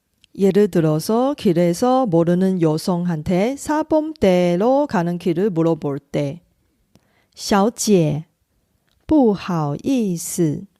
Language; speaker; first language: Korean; non-native, fluent; Chinese